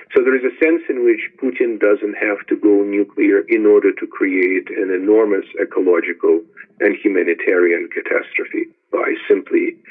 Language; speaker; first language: English; non-native, fluent; Ukrainian